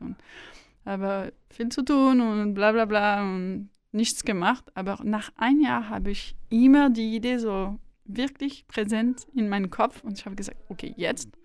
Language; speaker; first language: German; non-native, learner; French